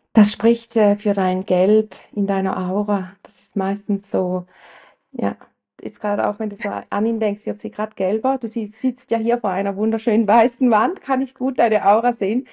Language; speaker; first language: German; native; German